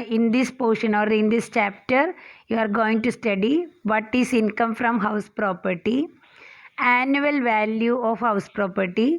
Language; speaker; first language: English; non-native, local second language; Malayalam